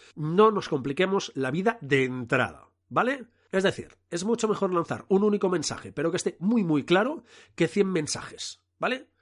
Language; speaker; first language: Spanish; non-native, local second language; Catalan